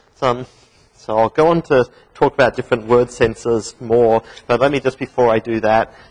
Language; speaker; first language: English; native; English